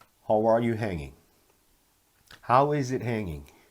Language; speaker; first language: English; non-native, fluent; Korean